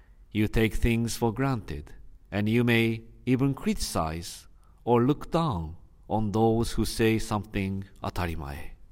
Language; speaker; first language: English; non-native, fluent; Japanese